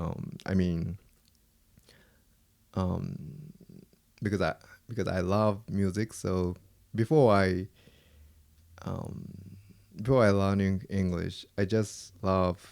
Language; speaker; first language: English; non-native, fluent; Japanese